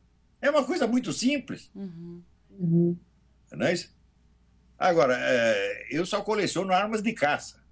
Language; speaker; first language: Portuguese; native; Portuguese